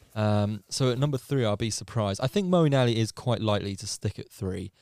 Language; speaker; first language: English; native; English